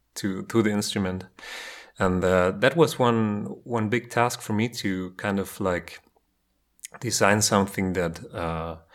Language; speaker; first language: English; non-native, fluent; German